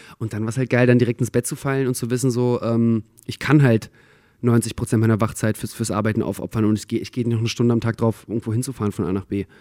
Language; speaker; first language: German; early bilingual, other home language; Russian